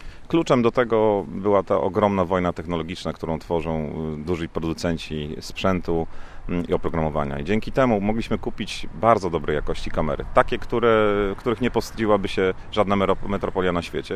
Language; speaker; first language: Polish; native; Polish